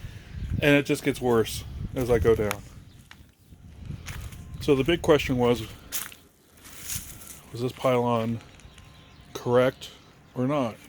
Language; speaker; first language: English; native; English